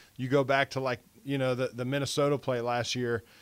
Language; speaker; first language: English; native; English